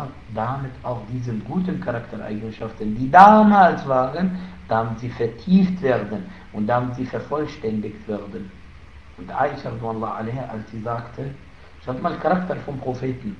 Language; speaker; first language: German; non-native, fluent; Arabic